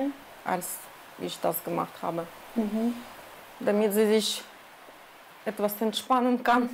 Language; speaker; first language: German; non-native, fluent; Russian